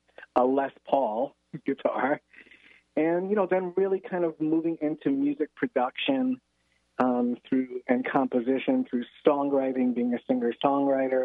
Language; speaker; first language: English; native; English